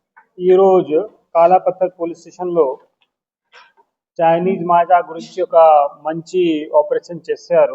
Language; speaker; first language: Telugu; non-native, local second language; Urdu